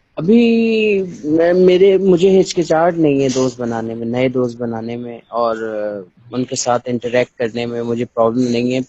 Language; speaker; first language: Urdu; native; Urdu